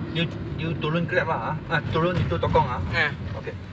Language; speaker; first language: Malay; non-native, local second language; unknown